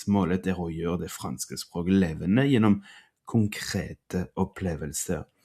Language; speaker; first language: Norwegian; non-native, fluent; French